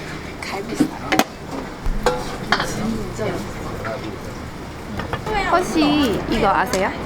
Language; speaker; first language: Korean; non-native, fluent; Chinese